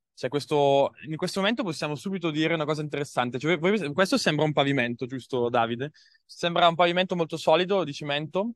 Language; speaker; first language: Italian; native; Italian